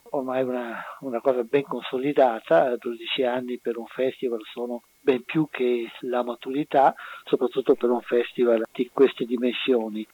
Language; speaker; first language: Italian; native; Italian